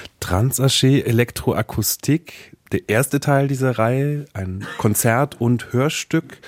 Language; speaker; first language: German; native; German